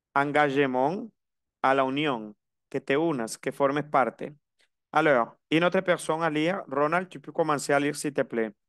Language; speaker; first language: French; non-native, fluent; Spanish